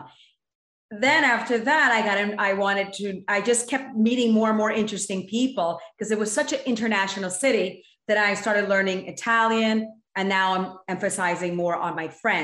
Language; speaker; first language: English; native; English